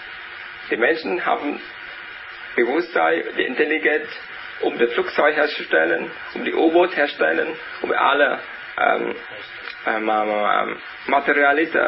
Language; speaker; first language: German; non-native, learner; Vietnamese